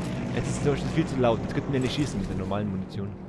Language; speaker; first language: German; native; German